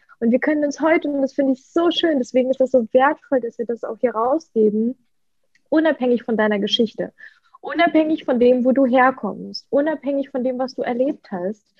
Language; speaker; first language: German; early bilingual, other home language; Russian